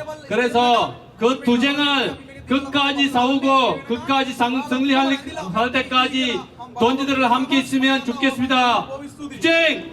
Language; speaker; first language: Korean; non-native, fluent; Sinhala